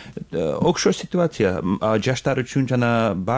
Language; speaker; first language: Kyrgyz; non-native, learner; English